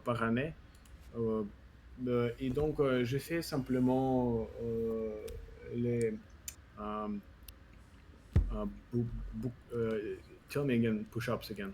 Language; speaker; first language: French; non-native, learner; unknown